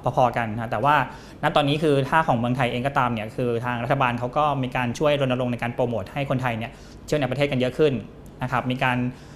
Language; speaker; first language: Thai; native; Thai